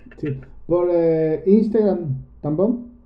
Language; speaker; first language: Portuguese; non-native, learner; Spanish